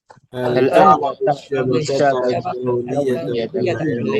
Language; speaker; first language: Arabic; non-native, learner; Indonesian